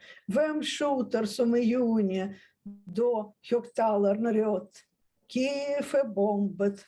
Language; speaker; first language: Swedish; non-native, fluent; Russian